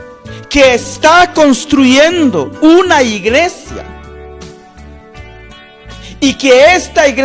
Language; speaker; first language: Spanish; non-native, local second language; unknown